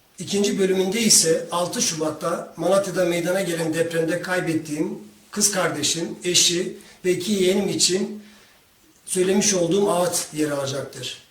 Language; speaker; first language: Turkish; non-native, local second language; Kurdish